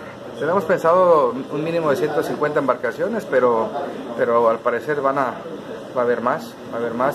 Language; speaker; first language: Spanish; native; Spanish